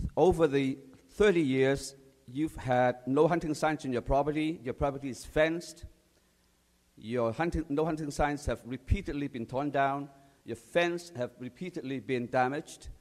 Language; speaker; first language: English; native; English